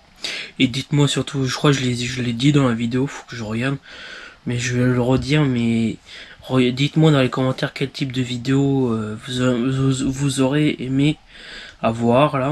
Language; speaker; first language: French; native; French